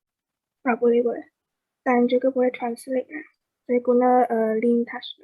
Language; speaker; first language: Malay; native; Malay